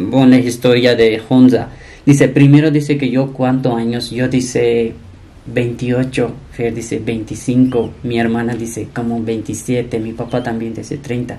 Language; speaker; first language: Spanish; non-native, learner; Punjabi